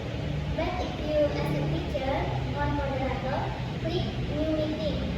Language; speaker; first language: English; non-native, learner; Indonesian